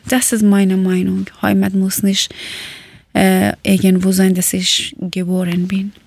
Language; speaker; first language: German; non-native, learner; Persian